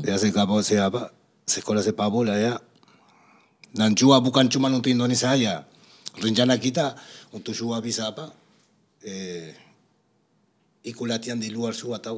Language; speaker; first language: Indonesian; non-native, fluent; Spanish